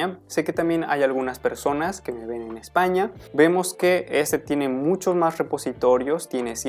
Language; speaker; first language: Spanish; native; Spanish